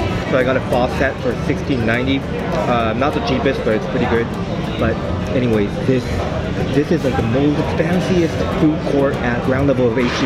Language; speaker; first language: English; non-native, fluent; Japanese